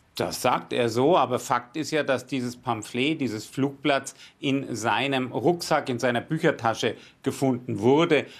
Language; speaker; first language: German; native; German